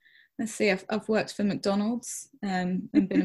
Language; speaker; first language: English; native; English